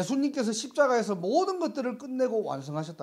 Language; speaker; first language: Korean; native; Korean